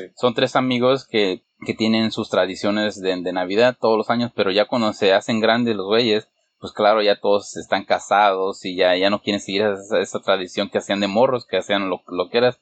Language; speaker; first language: Spanish; early bilingual, heritage; Spanish